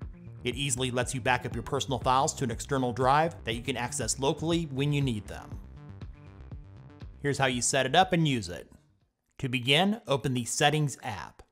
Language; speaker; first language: English; native; English